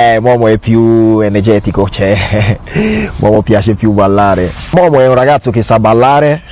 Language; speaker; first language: Italian; non-native, fluent; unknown